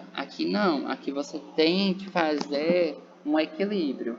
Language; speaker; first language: Portuguese; native; Portuguese